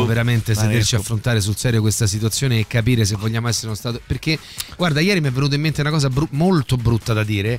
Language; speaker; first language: Italian; native; Italian